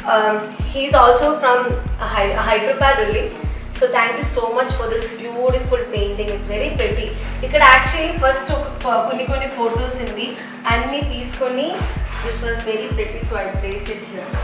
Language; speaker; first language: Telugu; non-native, learner; Malayalam